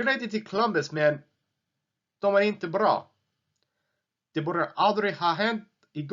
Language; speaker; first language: Swedish; non-native, learner; English